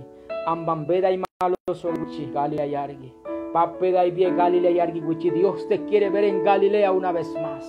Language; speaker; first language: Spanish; non-native, local second language; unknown